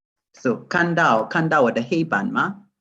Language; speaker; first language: Chinese; non-native, learner; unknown